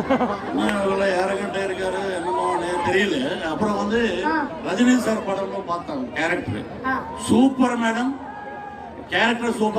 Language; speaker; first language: Tamil; non-native, learner; Telugu